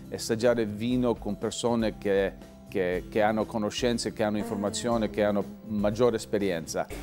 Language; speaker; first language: Italian; early bilingual, other home language; English